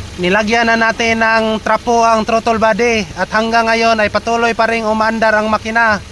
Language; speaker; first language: Filipino; non-native, local second language; Cebuano